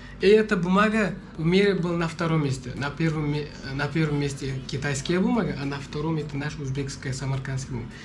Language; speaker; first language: Russian; non-native, local second language; Uzbek